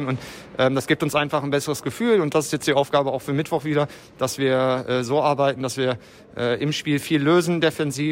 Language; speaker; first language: German; native; German